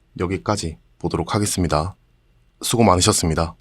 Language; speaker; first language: Korean; native; Korean